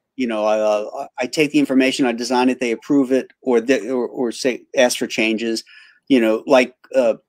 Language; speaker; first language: English; native; English